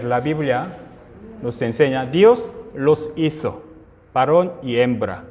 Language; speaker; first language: Spanish; non-native, fluent; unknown